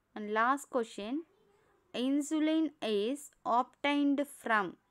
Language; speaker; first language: English; non-native, local second language; Tamil